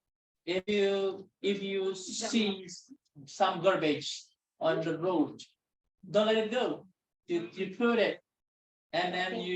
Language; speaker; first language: English; non-native, local second language; Indonesian